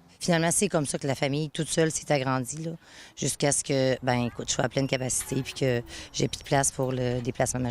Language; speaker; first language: French; native; French